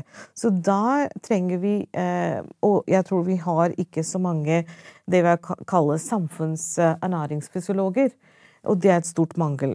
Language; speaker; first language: Norwegian; non-native, fluent; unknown